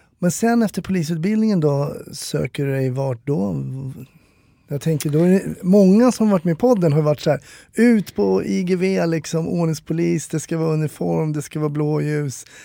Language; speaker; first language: Swedish; native; Swedish